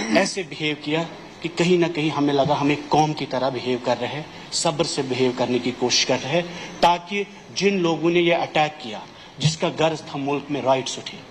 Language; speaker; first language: Hindi; non-native, local second language; Kashmiri